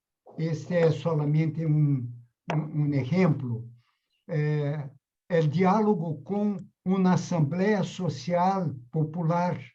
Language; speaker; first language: Spanish; non-native, fluent; Portuguese